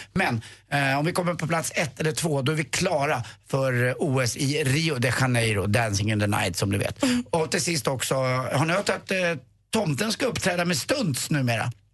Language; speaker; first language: Swedish; native; Swedish